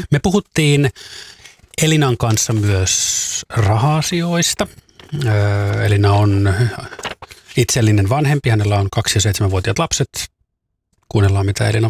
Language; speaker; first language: Finnish; native; Finnish